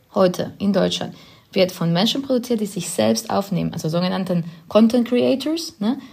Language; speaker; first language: German; non-native, fluent; Spanish